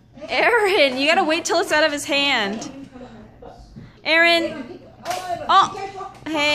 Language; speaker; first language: English; early bilingual, other home language; Korean